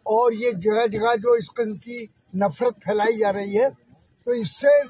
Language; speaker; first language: Hindi; native; Hindi